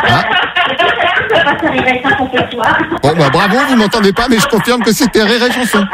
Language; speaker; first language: French; native; French